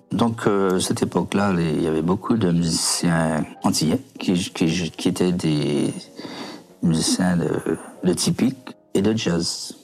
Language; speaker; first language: French; native; French